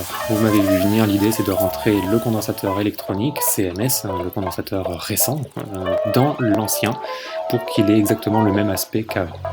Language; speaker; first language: French; native; French